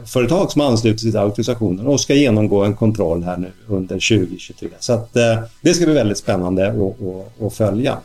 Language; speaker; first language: Swedish; native; Swedish